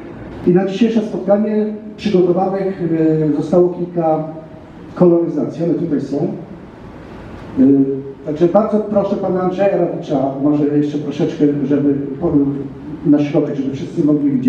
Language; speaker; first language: Polish; native; Polish